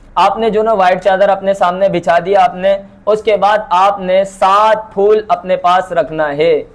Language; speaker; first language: Urdu; non-native, local second language; Bangla